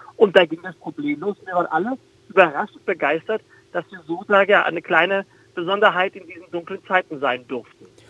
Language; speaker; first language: German; native; German